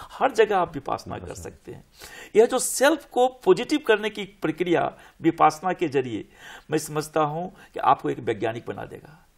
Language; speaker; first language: Hindi; native; Hindi